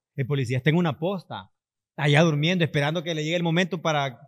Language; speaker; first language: Spanish; native; Spanish